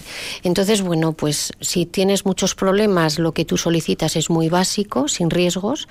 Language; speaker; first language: Spanish; native; Spanish